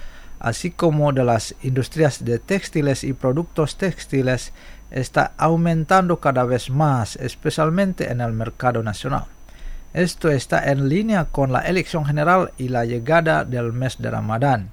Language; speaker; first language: Spanish; non-native, fluent; Indonesian